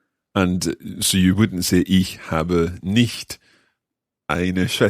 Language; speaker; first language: German; non-native, learner; English